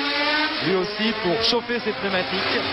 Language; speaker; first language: French; native; French